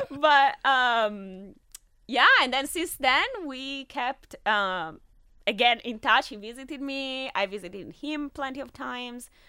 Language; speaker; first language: English; non-native, fluent; Italian